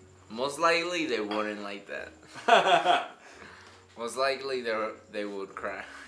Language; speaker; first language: English; native; English